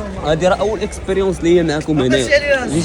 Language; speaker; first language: Arabic; native; Arabic